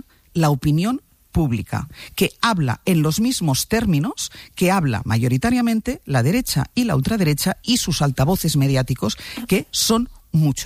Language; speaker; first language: Spanish; native; Spanish